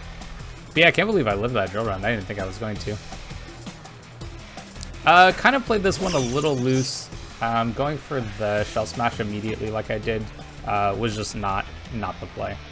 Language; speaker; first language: English; native; English